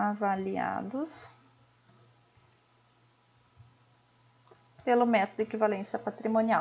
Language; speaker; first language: Portuguese; native; Portuguese